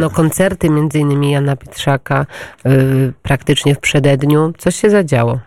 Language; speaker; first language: Polish; native; Polish